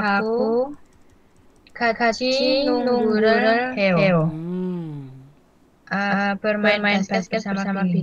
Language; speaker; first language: Korean; non-native, learner; Indonesian